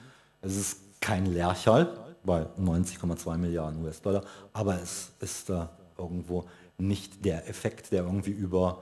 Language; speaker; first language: German; native; German